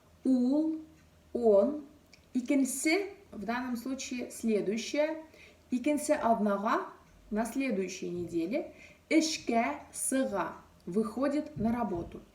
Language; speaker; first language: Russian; non-native, local second language; Bashkir